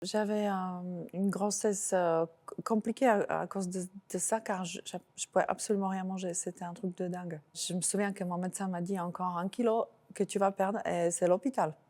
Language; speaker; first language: French; non-native, fluent; Slovak